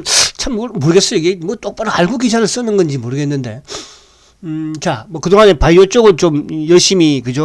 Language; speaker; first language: Korean; native; Korean